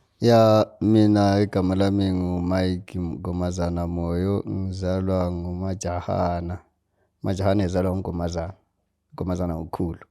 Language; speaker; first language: Zulu; native; Zulu